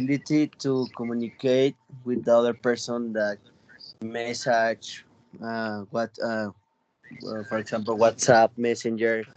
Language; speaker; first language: English; non-native, learner; Spanish